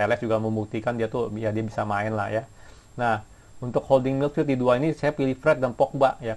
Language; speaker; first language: Indonesian; native; Indonesian